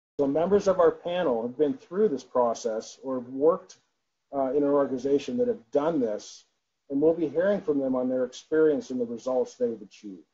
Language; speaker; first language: English; native; English